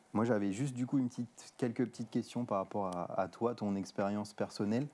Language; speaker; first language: French; native; French